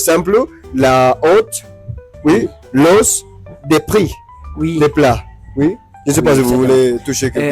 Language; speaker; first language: French; non-native, learner; Spanish